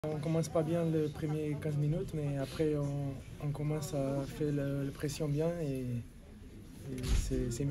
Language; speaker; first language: French; non-native, learner; Portuguese